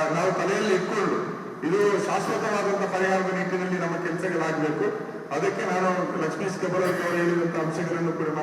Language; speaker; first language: Kannada; non-native, local second language; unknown